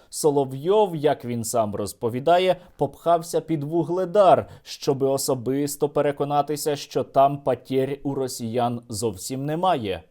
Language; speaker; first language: Ukrainian; native; Ukrainian